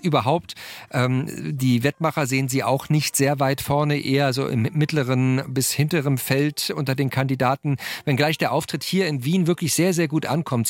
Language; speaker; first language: German; native; German